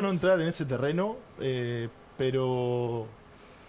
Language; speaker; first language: Spanish; native; Spanish